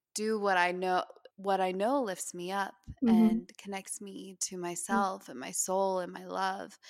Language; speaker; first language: English; native; English